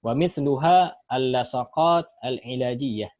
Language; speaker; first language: Arabic; non-native, fluent; Indonesian